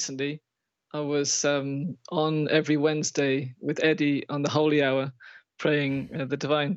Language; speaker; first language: English; native; English